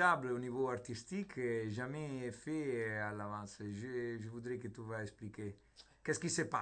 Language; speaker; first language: French; non-native, learner; Italian